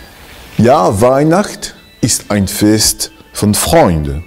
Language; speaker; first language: German; non-native, local second language; French